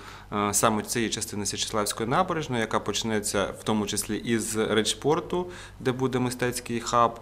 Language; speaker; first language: Ukrainian; native; Ukrainian